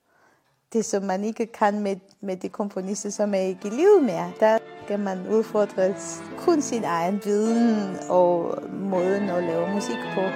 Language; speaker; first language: Danish; non-native, fluent; Armenian